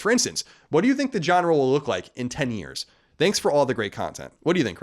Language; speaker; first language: English; native; English